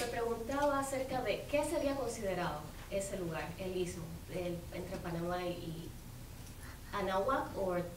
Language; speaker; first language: Spanish; native; Spanish